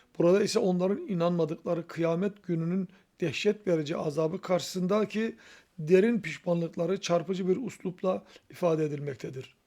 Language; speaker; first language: Turkish; native; Turkish